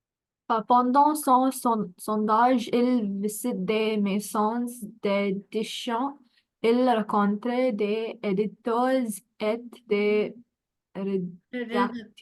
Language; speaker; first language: French; non-native, learner; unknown